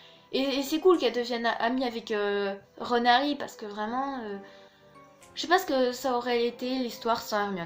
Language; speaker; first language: French; native; French